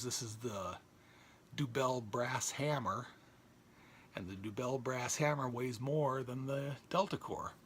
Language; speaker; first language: English; native; English